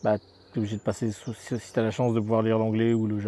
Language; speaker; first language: French; native; French